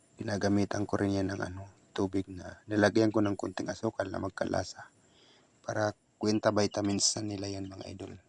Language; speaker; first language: Filipino; non-native, local second language; Bikol